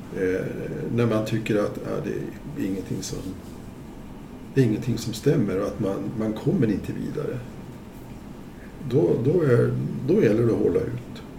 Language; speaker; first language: Swedish; native; Swedish